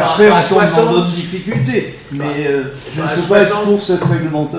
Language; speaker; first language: French; native; French